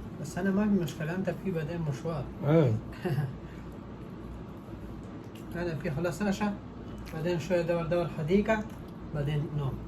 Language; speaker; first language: Arabic; non-native, learner; Pashto